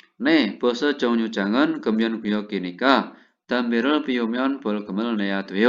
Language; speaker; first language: Korean; non-native, fluent; Indonesian